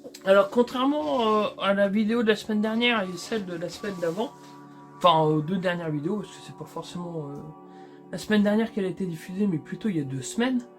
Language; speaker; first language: French; native; French